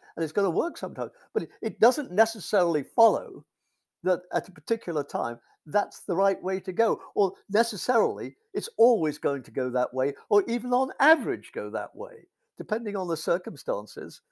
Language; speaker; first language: English; native; English